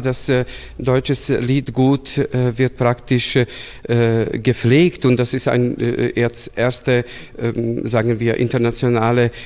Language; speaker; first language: German; non-native, fluent; Serbian